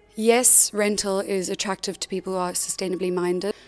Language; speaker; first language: English; native; English